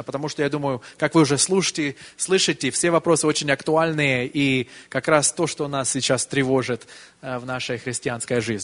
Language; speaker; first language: Russian; early bilingual, heritage; Russian